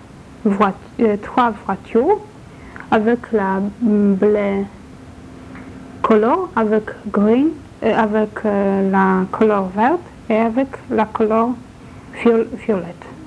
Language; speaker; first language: French; non-native, learner; Polish